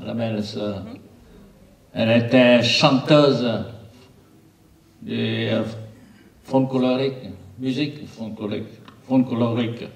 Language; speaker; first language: French; non-native, learner; Vietnamese